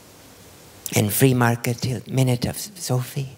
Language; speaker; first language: Swedish; non-native, fluent; English